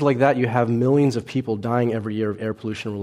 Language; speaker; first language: English; early bilingual, other home language; Cantonese